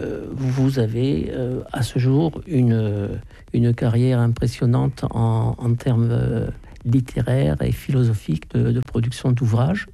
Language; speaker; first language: French; native; French